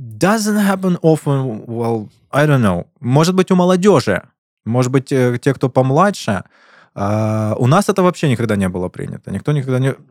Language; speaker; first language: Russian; native; Russian